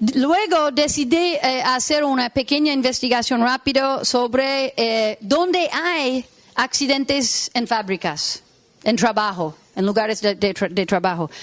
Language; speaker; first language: Spanish; non-native, fluent; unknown